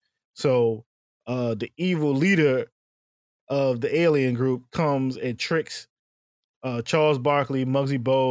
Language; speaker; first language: English; native; English